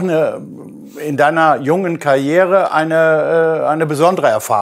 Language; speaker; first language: German; native; German